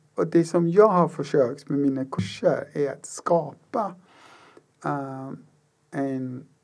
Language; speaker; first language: Swedish; non-native, fluent; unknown